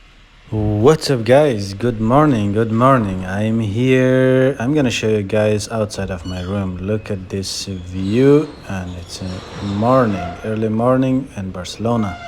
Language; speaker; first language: English; non-native, fluent; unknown